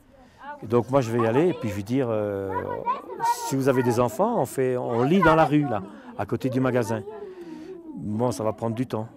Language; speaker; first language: French; native; French